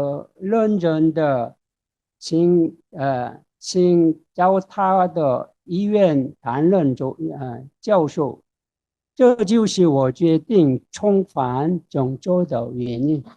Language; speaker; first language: Chinese; non-native, fluent; Korean